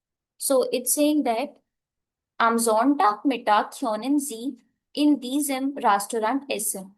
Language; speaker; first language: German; non-native, fluent; Hindi